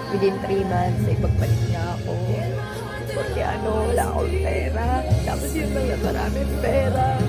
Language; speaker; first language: Filipino; native; Filipino